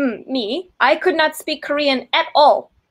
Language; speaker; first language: English; non-native, fluent; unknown